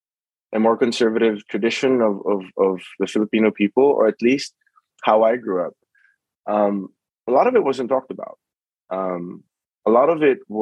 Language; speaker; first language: English; non-native, local second language; Filipino